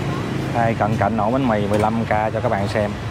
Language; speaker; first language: Vietnamese; native; Vietnamese